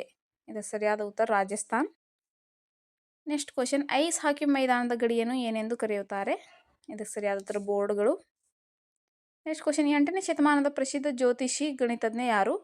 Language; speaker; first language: Kannada; native; Kannada